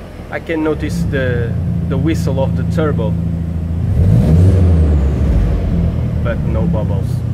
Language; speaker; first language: English; non-native, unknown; Portuguese